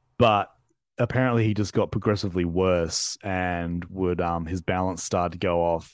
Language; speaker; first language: English; native; English